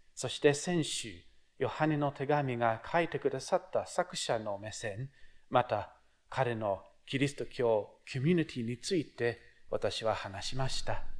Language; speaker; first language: Japanese; non-native, fluent; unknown